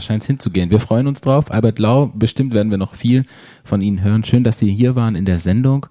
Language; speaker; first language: German; native; German